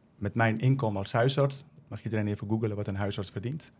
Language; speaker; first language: Dutch; non-native, fluent; Persian